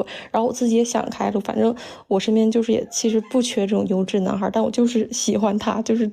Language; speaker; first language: Chinese; native; Chinese